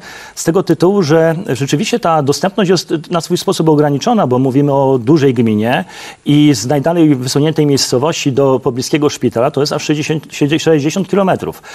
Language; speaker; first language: Polish; native; Polish